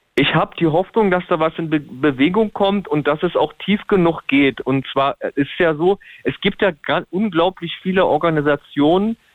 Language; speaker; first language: German; native; German